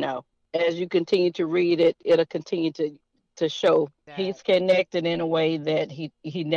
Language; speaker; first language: English; native; English